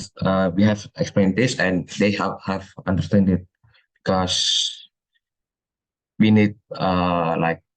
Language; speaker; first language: English; non-native, learner; Indonesian